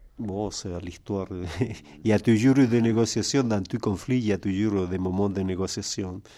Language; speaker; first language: French; non-native, fluent; Spanish